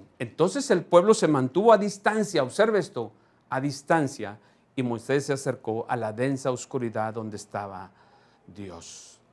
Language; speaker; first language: Spanish; native; Spanish